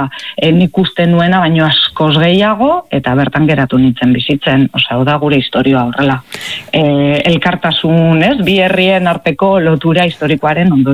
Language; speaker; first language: Basque; native; Basque